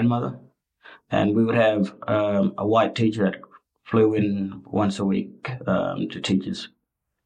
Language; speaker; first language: English; native; English